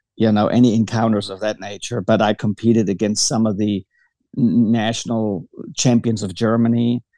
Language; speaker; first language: English; early bilingual, other home language; German